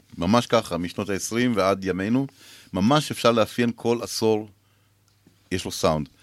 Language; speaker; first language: Hebrew; native; Hebrew